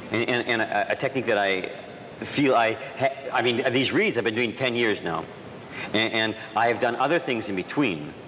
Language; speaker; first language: English; native; English